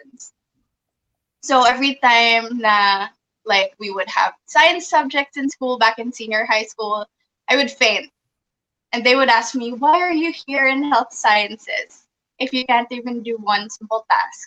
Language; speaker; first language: English; non-native, local second language; Filipino